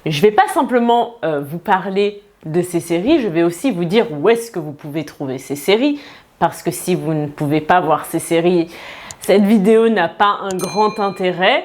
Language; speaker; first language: French; native; French